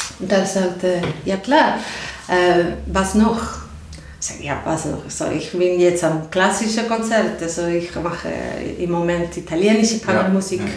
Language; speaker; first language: German; non-native, learner; Spanish